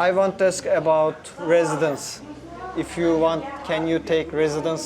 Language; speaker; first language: English; non-native, learner; Turkish